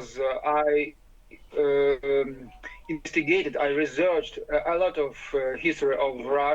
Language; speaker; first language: English; non-native, learner; Ukrainian